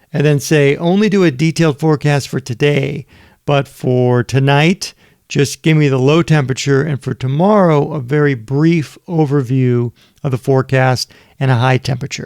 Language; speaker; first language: English; native; English